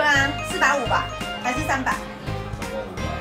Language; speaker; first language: Chinese; native; Chinese